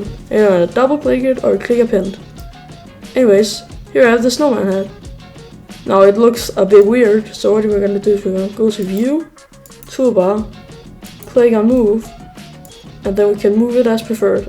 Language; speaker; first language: English; native; English